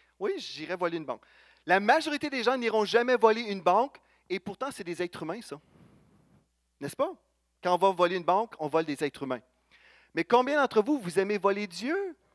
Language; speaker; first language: French; native; French